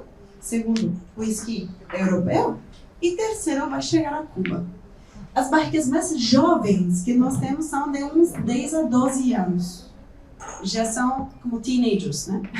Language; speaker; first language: Portuguese; non-native, fluent; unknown